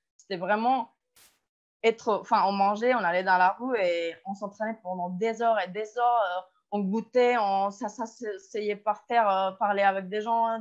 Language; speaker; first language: French; non-native, fluent; Spanish